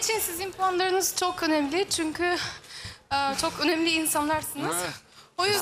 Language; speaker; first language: Turkish; non-native, fluent; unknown